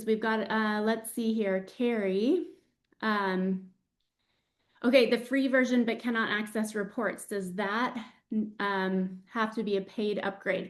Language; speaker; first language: English; native; English